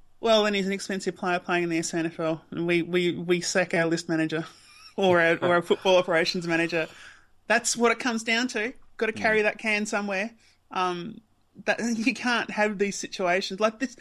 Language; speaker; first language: English; native; English